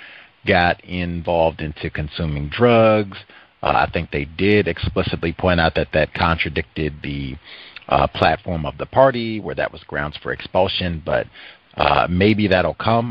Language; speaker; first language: English; native; English